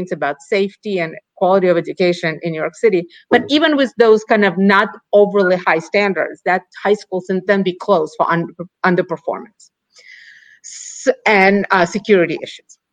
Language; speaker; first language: English; non-native, fluent; Ukrainian